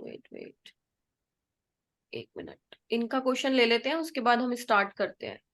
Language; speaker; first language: Hindi; native; Hindi